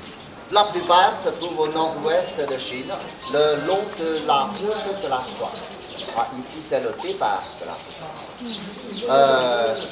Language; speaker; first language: French; non-native, fluent; Chinese